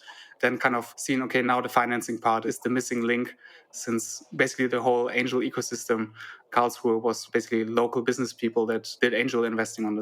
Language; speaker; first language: English; non-native, fluent; German